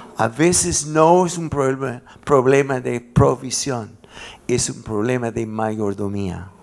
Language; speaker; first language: Spanish; non-native, fluent; English